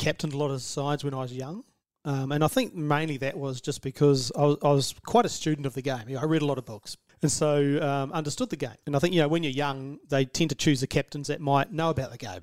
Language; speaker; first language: English; native; English